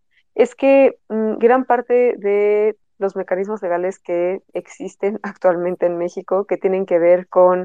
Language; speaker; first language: Spanish; native; Spanish